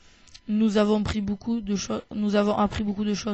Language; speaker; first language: French; native; French